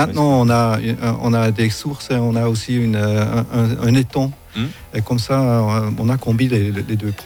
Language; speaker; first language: French; non-native, fluent; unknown